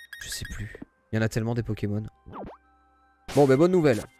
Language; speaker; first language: French; native; French